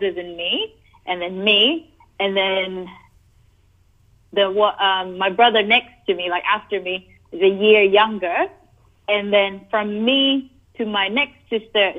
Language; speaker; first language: English; non-native, local second language; Cebuano